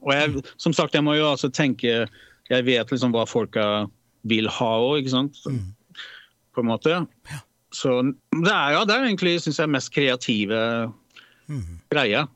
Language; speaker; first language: Norwegian; early bilingual, other home language; Polish